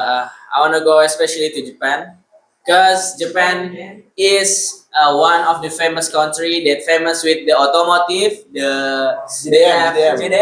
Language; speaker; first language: English; non-native, learner; Indonesian